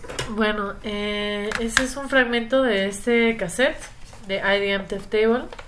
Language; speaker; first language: Spanish; native; Spanish